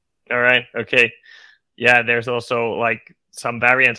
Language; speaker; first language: English; non-native, fluent; Finnish